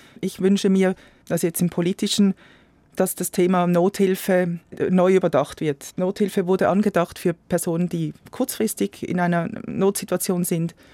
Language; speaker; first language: German; native; German